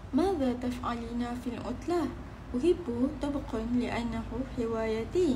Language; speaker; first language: Arabic; non-native, learner; Malay